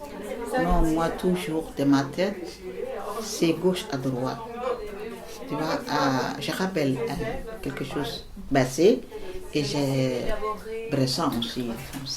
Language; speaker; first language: French; non-native, learner; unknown